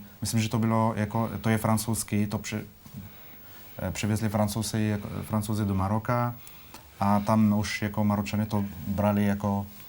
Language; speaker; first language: Czech; non-native, fluent; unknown